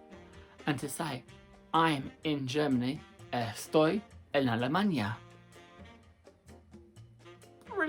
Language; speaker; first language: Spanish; non-native, fluent; English